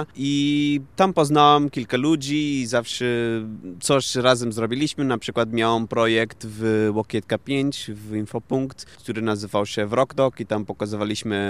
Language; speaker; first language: Polish; non-native, fluent; Portuguese